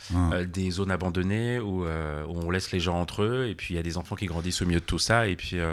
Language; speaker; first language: French; native; French